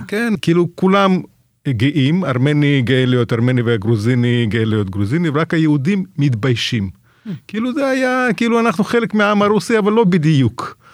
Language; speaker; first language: Hebrew; non-native, fluent; Russian